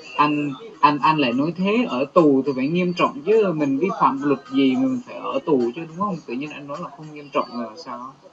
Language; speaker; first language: Vietnamese; non-native, local second language; Jarai